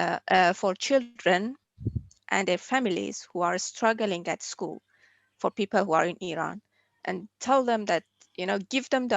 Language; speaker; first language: English; non-native, fluent; Persian